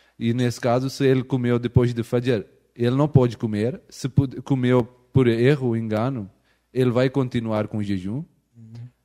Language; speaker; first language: Portuguese; non-native, fluent; Urdu